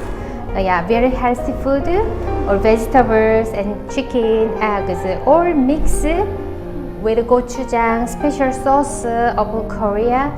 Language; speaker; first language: English; non-native, learner; Korean